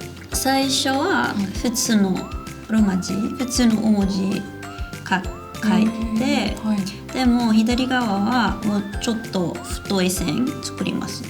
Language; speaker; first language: Japanese; non-native, fluent; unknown